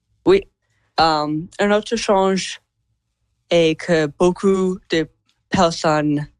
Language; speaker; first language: French; non-native, learner; English